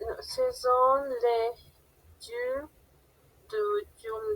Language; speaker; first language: French; non-native, learner; Spanish